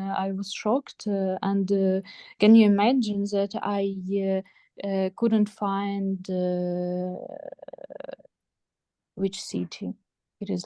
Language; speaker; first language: English; non-native, learner; Ukrainian